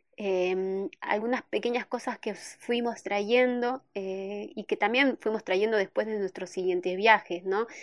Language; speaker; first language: Spanish; native; Spanish